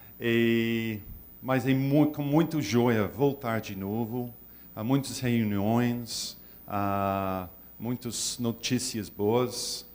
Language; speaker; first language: Portuguese; non-native, learner; English